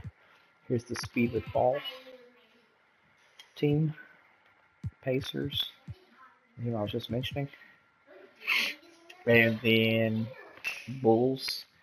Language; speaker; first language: English; native; English